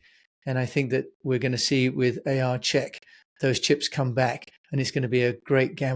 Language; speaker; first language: English; native; English